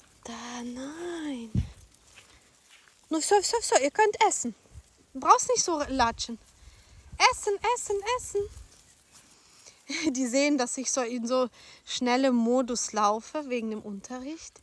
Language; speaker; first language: German; non-native, fluent; Ukrainian